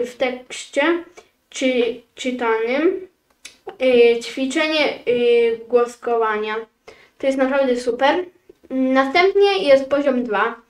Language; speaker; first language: Polish; early bilingual, heritage; Polish